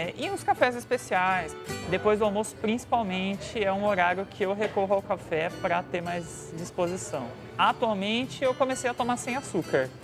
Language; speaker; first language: Portuguese; native; Portuguese